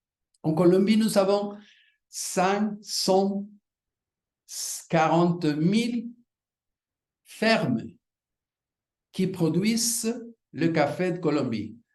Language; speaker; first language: French; non-native, fluent; Spanish